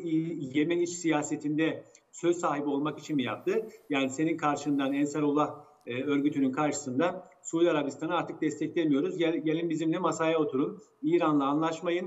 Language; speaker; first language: Turkish; native; Turkish